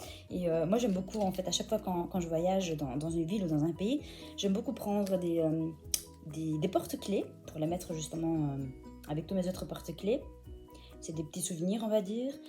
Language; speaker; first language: French; native; French